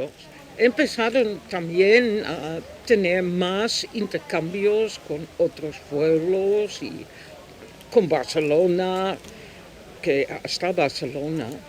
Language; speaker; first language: Spanish; non-native, fluent; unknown